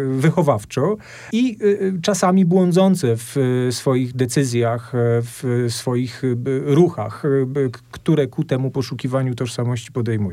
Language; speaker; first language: Polish; native; Polish